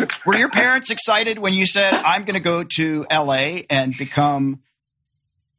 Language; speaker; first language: English; native; English